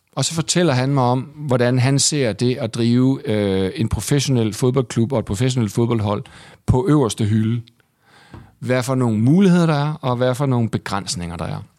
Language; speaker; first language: Danish; native; Danish